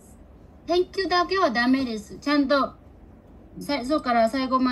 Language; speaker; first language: Japanese; non-native, fluent; Bangla